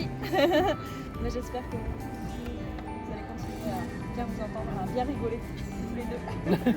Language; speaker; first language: French; native; French